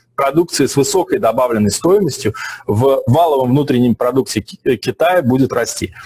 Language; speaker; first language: Russian; native; Russian